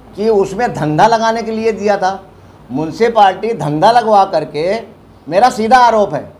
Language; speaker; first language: Hindi; non-native, local second language; Urdu